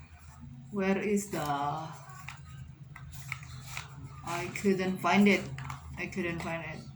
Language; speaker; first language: English; non-native, learner; Indonesian